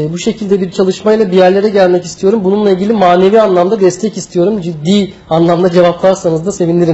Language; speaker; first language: Turkish; native; Turkish